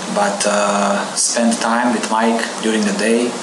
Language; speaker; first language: English; non-native, learner; Serbian